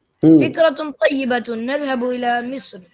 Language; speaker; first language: Arabic; non-native, learner; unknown